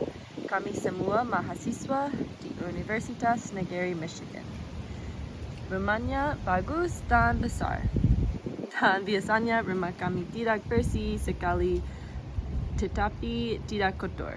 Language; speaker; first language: Indonesian; non-native, learner; English